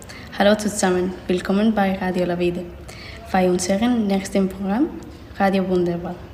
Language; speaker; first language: German; non-native, fluent; Spanish